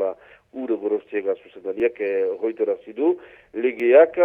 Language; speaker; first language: Basque; native; Basque